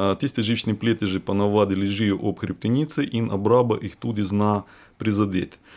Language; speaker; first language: Slovenian; non-native, fluent; Russian